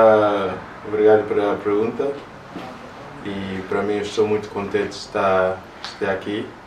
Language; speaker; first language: Portuguese; non-native, learner; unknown